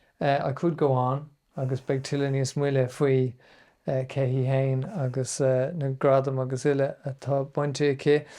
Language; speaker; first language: Irish; native; Irish